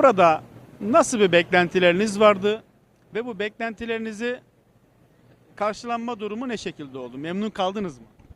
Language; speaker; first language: Turkish; native; Turkish